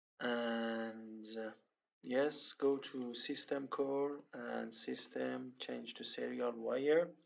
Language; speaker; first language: English; non-native, learner; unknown